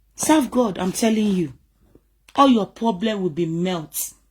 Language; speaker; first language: English; non-native, local second language; Yoruba